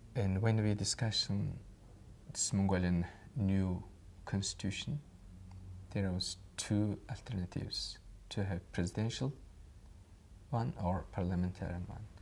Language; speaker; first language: English; non-native, fluent; Mongolian